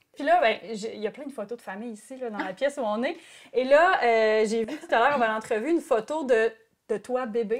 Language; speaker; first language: French; native; French